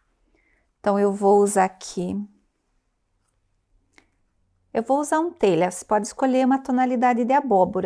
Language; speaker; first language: Portuguese; native; Portuguese